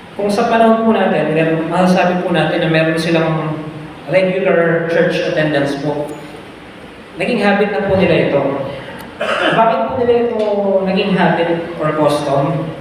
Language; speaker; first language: Filipino; native; Filipino